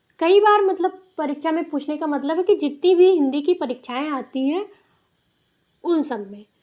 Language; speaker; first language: Hindi; native; Hindi